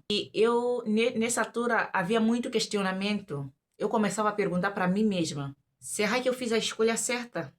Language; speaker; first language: Portuguese; native; Portuguese